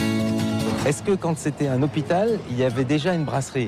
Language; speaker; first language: French; native; French